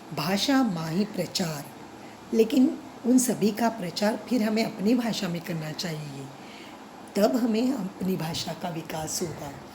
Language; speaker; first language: Hindi; non-native, local second language; Marathi